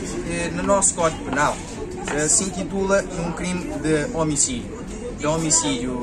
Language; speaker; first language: Portuguese; non-native, local second language; Kabuverdianu